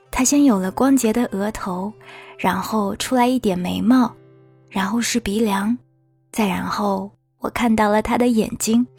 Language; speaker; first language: Chinese; native; Chinese